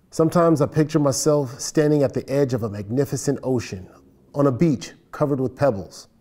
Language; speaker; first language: English; native; English